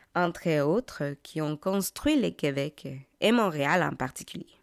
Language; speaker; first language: French; non-native, fluent; Spanish